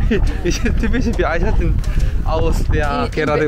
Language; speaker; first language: German; non-native, learner; Korean